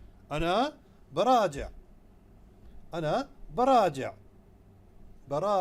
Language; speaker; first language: Arabic; non-native, fluent; Urdu